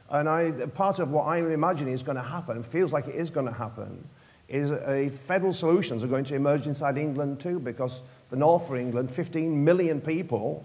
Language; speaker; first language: English; native; English